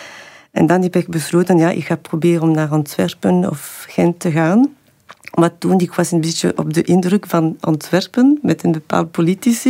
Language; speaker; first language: Dutch; non-native, local second language; French